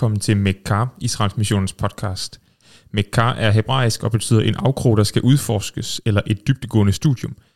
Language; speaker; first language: Danish; native; Danish